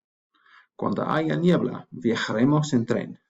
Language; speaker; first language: Spanish; non-native, fluent; English